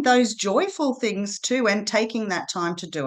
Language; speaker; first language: English; native; English